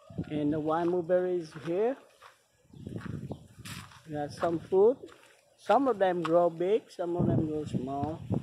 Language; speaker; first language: English; non-native, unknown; Vietnamese